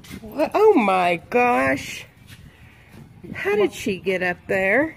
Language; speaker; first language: English; native; English